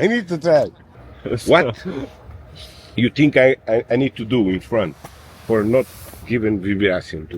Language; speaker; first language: English; non-native, learner; Portuguese